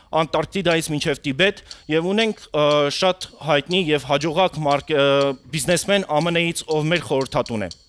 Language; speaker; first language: Armenian; native; Armenian